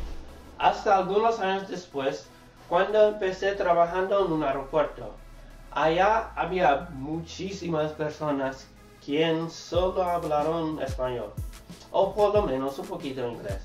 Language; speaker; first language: Spanish; non-native, learner; English